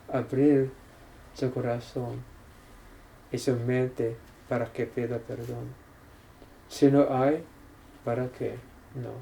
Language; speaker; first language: Spanish; non-native, fluent; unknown